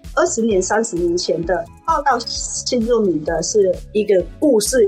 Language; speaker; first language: Chinese; non-native, fluent; Thai